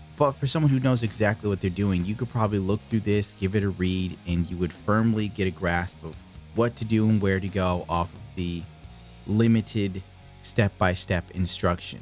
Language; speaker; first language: English; native; English